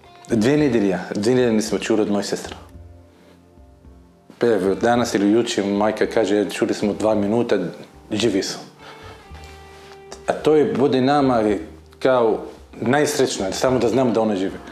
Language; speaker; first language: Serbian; non-native, learner; Arabic